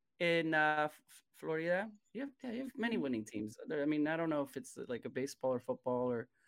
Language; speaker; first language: English; native; English